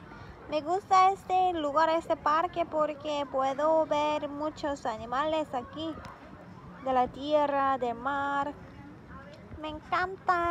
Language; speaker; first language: Spanish; non-native, fluent; Korean